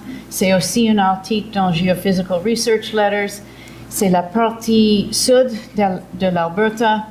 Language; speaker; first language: French; early bilingual, heritage; English